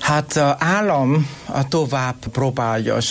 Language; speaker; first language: Hungarian; non-native, learner; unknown